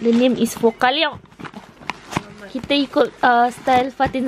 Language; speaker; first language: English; non-native, local second language; Malay